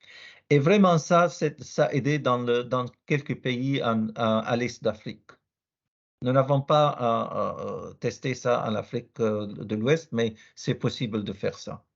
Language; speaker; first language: French; non-native, learner; Arabic